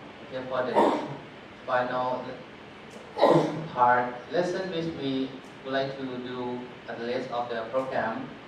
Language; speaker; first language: English; non-native, fluent; Thai